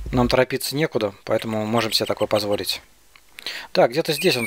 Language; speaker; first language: Russian; native; Russian